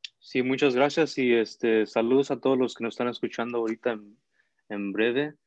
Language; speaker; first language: Spanish; early bilingual, heritage; Spanish